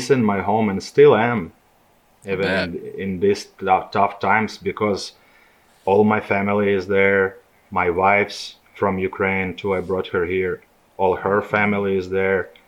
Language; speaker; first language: English; non-native, fluent; Ukrainian